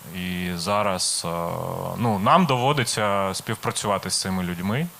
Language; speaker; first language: Ukrainian; native; Ukrainian